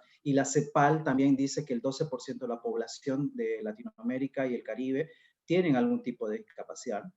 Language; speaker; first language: Spanish; native; Spanish